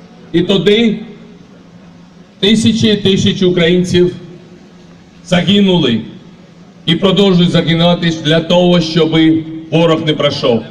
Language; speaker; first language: Ukrainian; non-native, fluent; Georgian